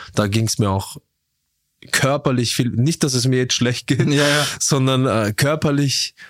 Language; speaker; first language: German; early bilingual, other home language; Turkish